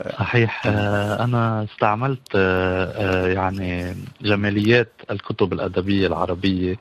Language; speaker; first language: Arabic; native; Arabic